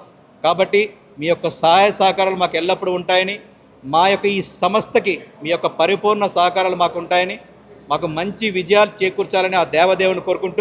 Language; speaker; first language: Telugu; native; Telugu